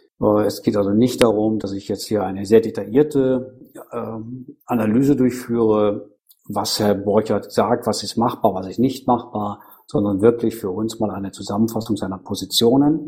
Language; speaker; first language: German; native; German